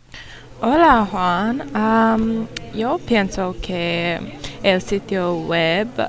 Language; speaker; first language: Spanish; non-native, learner; English